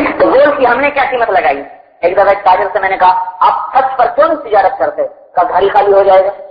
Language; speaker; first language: Urdu; non-native, local second language; Punjabi